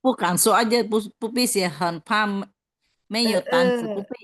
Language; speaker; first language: Chinese; non-native, learner; Indonesian